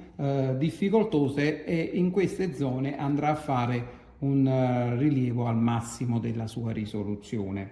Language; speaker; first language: Italian; native; Italian